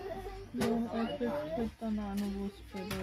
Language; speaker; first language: German; native; German